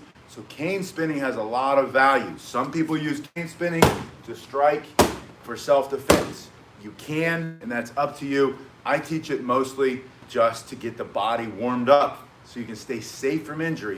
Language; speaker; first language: English; native; English